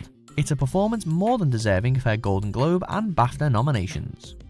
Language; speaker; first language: English; native; English